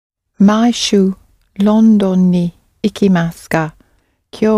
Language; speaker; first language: Japanese; non-native, learner; English